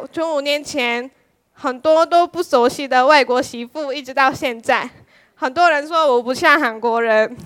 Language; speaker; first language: Chinese; non-native, fluent; Korean